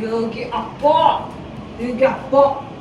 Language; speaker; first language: Korean; non-native, learner; Kazakh